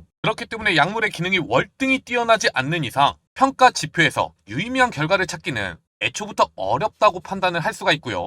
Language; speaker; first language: Korean; native; Korean